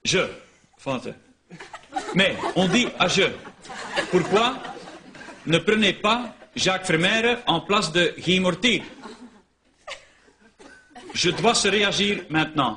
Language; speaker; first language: French; non-native, local second language; Dutch